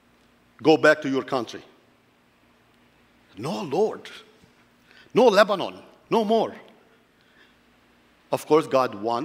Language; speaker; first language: English; non-native, fluent; Arabic